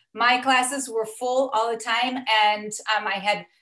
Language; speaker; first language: English; native; English